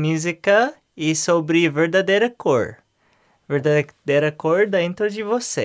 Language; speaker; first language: Portuguese; non-native, learner; English